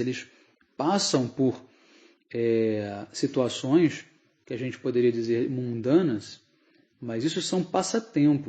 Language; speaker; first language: Portuguese; native; Portuguese